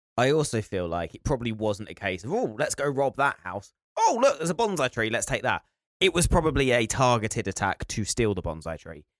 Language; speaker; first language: English; native; English